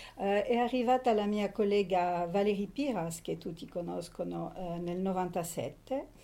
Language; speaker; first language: Italian; early bilingual, heritage; Italian